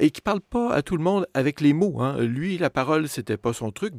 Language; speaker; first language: French; native; French